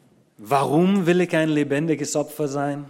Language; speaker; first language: German; non-native, fluent; English